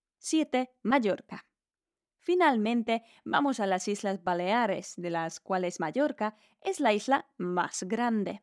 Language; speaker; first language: Spanish; non-native, fluent; Polish